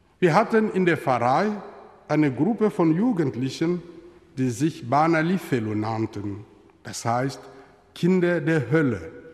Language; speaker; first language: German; non-native, fluent; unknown